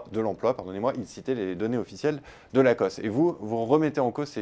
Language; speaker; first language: French; native; French